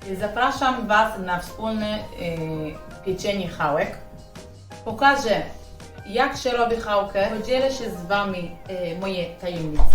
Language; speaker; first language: Polish; non-native, learner; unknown